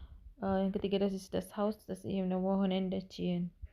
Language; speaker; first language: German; non-native, learner; Indonesian